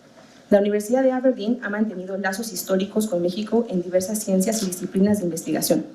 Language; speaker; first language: Spanish; native; Spanish